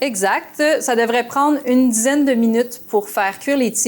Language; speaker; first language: French; native; French